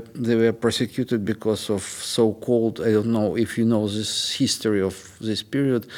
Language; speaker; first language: English; non-native, fluent; Russian